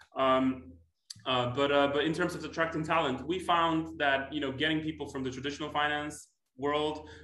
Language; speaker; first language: English; non-native, fluent; Polish